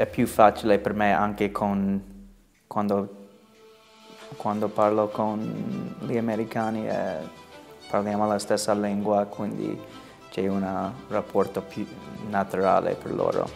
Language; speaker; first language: Italian; non-native, fluent; English